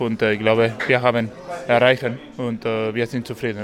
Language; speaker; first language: German; non-native, learner; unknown